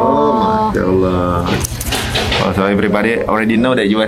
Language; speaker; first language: English; non-native, learner; Indonesian